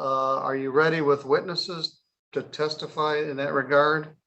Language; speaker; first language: English; native; English